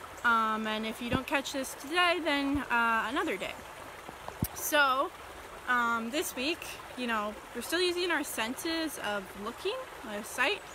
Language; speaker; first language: English; native; English